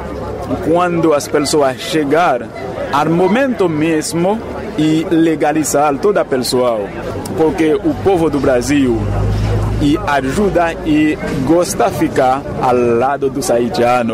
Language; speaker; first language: Portuguese; non-native, learner; Haitian Creole